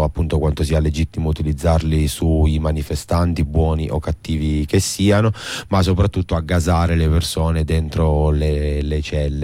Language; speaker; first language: Italian; native; Italian